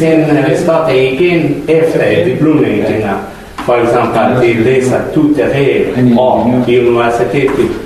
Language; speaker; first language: Danish; non-native, learner; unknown